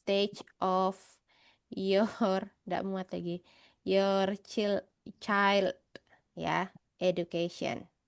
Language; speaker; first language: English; non-native, fluent; Indonesian